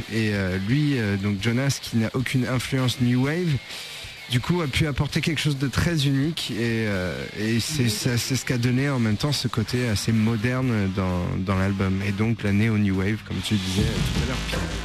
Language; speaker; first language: French; native; French